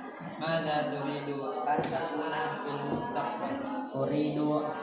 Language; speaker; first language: Arabic; non-native, learner; Indonesian